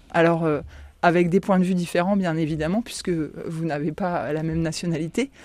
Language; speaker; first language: French; native; French